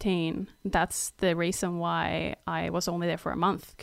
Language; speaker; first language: English; non-native, fluent; Swedish